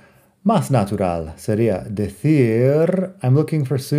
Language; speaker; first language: Spanish; non-native, fluent; English